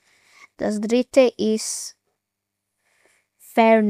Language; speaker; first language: German; early bilingual, other home language; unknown